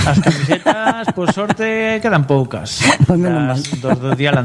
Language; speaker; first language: Galician; native; Galician